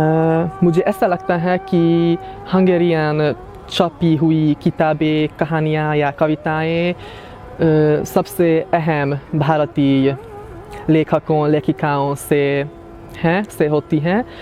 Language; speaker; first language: Hindi; non-native, fluent; Hungarian